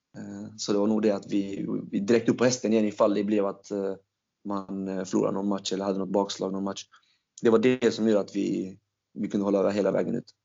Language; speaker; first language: Swedish; early bilingual, other home language; Turkish